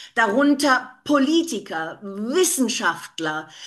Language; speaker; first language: German; native; German